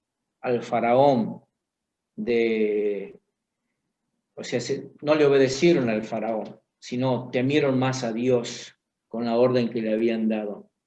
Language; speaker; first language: Spanish; native; Spanish